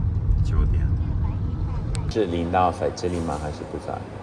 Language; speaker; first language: Chinese; non-native, learner; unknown